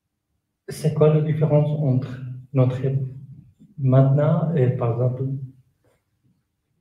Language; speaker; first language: French; non-native, learner; Kurdish